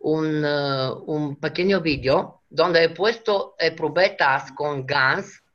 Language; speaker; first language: Spanish; non-native, fluent; Romanian